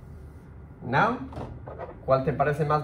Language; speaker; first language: Spanish; early bilingual, heritage; Spanish